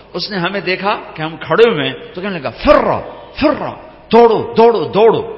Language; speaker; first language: Urdu; native; Urdu